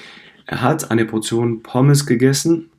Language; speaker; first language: German; non-native, fluent; French